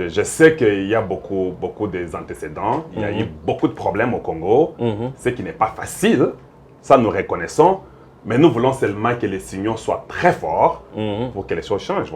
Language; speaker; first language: French; non-native, local second language; Lingala